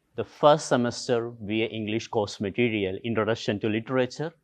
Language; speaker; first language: English; non-native, local second language; Malayalam